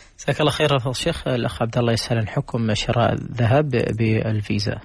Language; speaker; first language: Arabic; native; Arabic